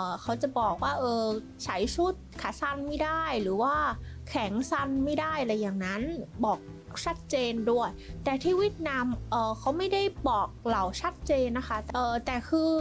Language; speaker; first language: Thai; non-native, fluent; Vietnamese